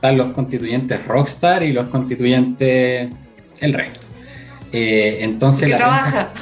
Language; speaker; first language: Spanish; native; Spanish